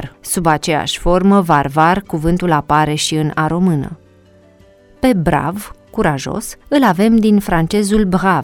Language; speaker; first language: Romanian; native; Romanian